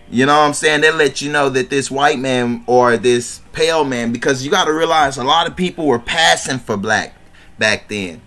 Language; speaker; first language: English; native; English